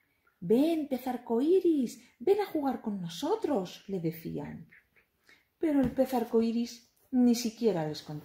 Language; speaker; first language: Spanish; native; Spanish